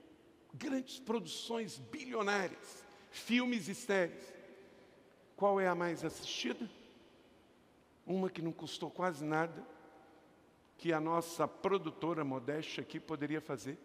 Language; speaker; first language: Portuguese; native; Portuguese